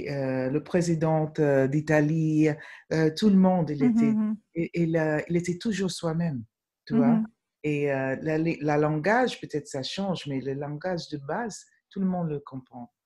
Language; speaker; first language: French; non-native, fluent; English